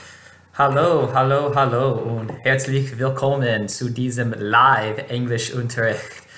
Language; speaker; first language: German; non-native, fluent; English